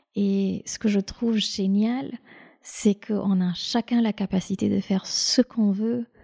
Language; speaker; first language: French; non-native, fluent; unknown